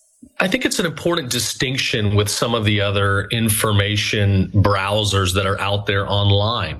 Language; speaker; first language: English; native; English